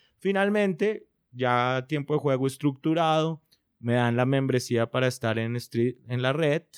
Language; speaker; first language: Spanish; native; Spanish